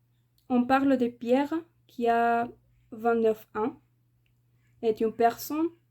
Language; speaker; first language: French; non-native, fluent; Spanish